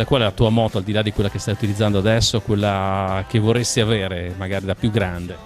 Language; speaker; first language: Italian; native; Italian